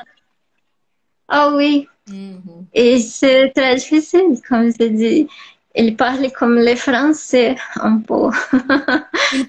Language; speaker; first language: French; non-native, learner; Portuguese